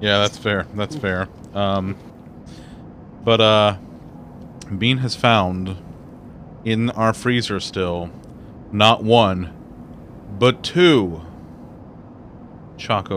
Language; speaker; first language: English; native; English